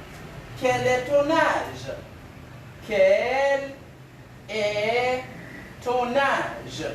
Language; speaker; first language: French; non-native, local second language; Haitian Creole